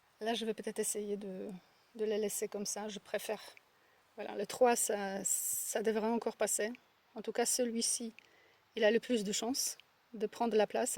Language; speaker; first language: French; non-native, fluent; Polish